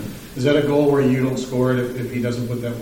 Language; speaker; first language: English; native; English